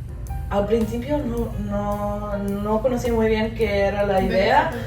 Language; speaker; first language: Spanish; early bilingual, heritage; English